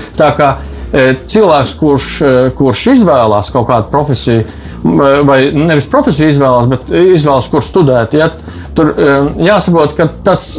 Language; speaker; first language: Latvian; native; Latvian